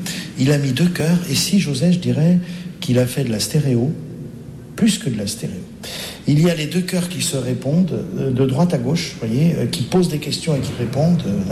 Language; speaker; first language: French; native; French